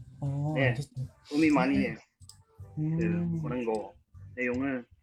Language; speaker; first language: Korean; non-native, learner; Chinese